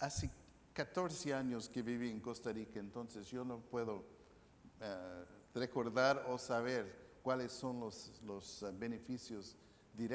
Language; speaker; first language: Spanish; non-native, fluent; English